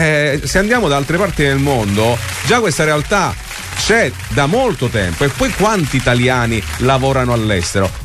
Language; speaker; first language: Italian; native; Italian